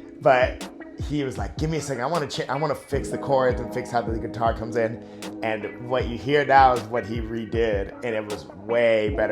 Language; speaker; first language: English; native; English